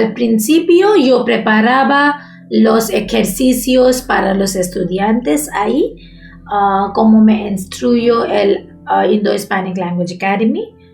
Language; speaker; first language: Spanish; non-native, learner; Bangla